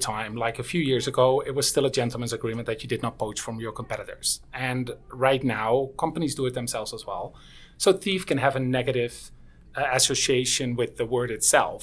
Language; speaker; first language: English; non-native, fluent; Dutch